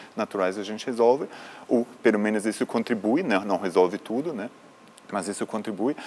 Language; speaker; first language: Portuguese; non-native, fluent; German